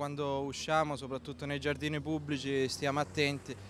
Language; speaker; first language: Italian; native; Italian